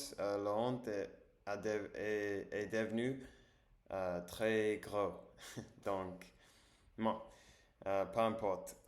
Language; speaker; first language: French; non-native, learner; English